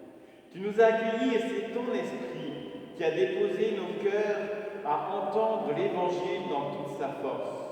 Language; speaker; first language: French; native; French